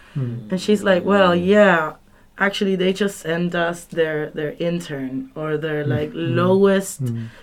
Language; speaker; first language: English; non-native, fluent; Spanish